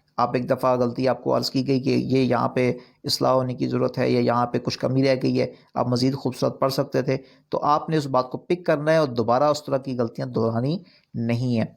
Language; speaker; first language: Urdu; non-native, local second language; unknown